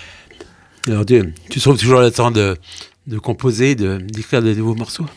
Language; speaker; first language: French; native; French